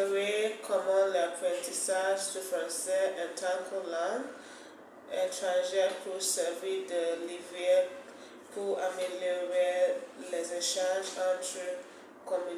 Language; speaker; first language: French; non-native, fluent; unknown